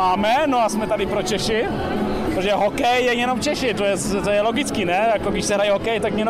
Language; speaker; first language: Czech; early bilingual, heritage; Czech